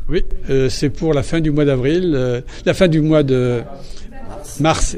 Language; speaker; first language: French; native; French